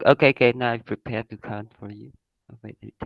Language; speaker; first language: English; non-native, learner; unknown